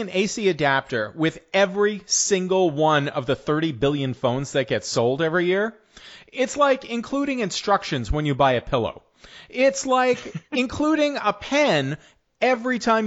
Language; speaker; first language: English; native; English